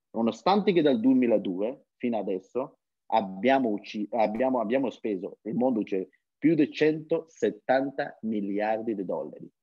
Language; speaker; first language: Italian; non-native, fluent; Persian